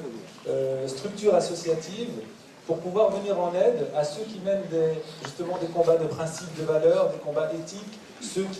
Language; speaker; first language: French; native; French